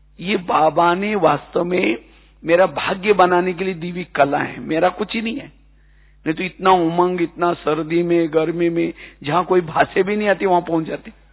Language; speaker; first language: Hindi; non-native, local second language; Marathi